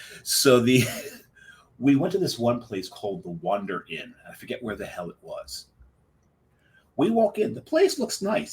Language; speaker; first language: English; native; English